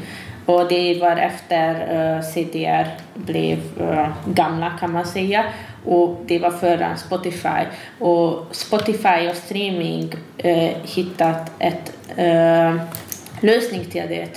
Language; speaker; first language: Swedish; non-native, fluent; Hungarian